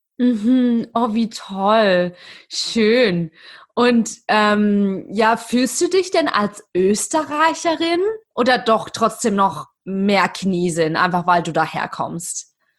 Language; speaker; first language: German; native; German